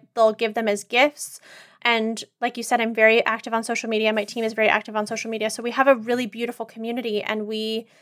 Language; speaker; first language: English; native; English